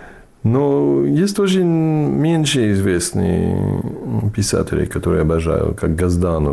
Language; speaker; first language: Russian; non-native, fluent; English